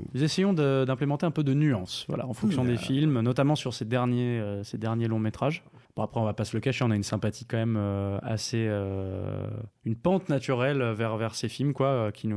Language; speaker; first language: French; native; French